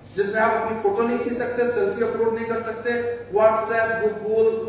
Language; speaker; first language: Hindi; native; Hindi